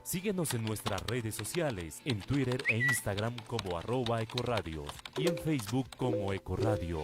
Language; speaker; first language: Spanish; native; Spanish